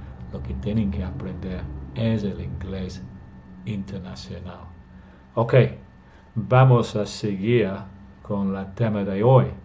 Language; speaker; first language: Spanish; non-native, fluent; English